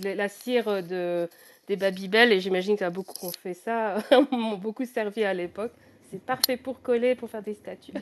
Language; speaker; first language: French; native; French